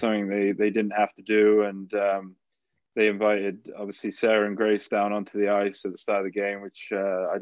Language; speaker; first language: English; native; English